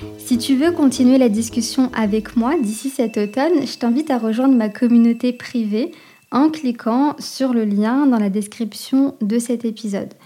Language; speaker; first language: French; native; French